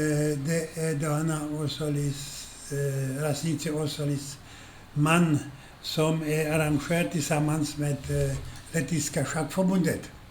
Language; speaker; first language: Swedish; non-native, fluent; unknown